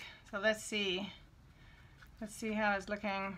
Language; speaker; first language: English; native; English